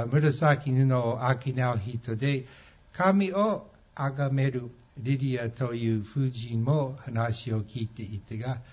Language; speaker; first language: Japanese; non-native, fluent; English